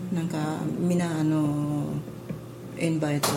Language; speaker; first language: Japanese; non-native, learner; Filipino